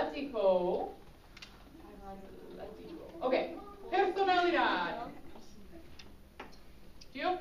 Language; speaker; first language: Spanish; non-native, fluent; English